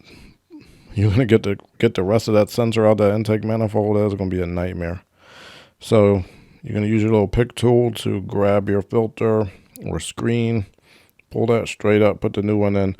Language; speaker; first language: English; native; English